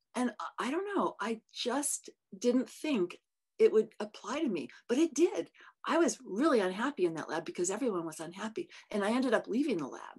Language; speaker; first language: English; native; English